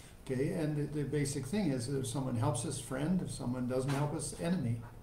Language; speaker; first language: English; native; English